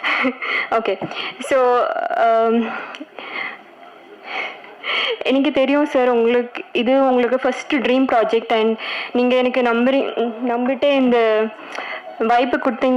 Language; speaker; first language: Tamil; non-native, learner; Bangla